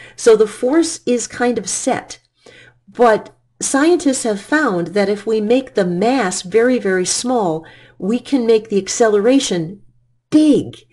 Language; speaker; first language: English; native; English